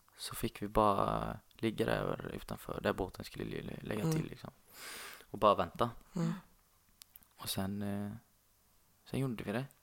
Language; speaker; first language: Swedish; non-native, fluent; Arabic